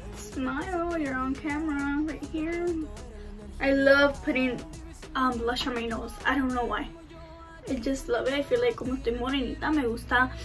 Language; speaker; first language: English; early bilingual, other home language; Spanish